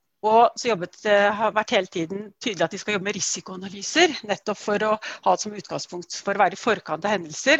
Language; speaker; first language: Norwegian; native; Norwegian